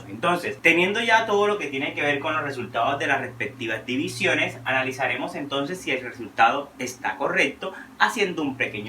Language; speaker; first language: Spanish; native; Spanish